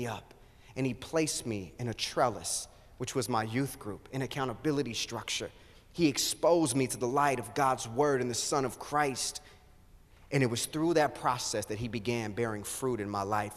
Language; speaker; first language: English; native; English